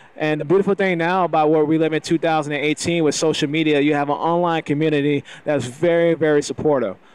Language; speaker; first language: English; native; English